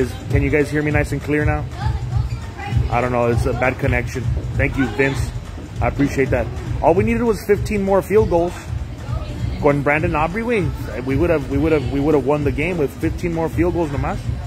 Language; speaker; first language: English; early bilingual, other home language; Spanish